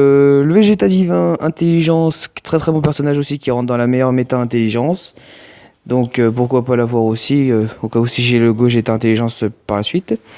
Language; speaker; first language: French; native; French